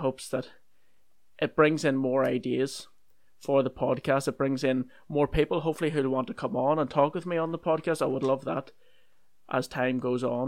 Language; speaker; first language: English; native; English